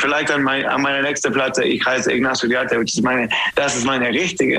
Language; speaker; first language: German; non-native, fluent; English